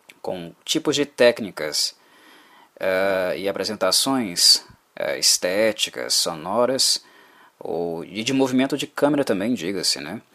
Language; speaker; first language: Portuguese; native; Portuguese